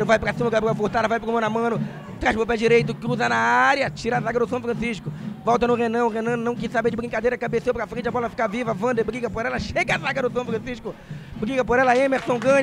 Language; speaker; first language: Portuguese; native; Portuguese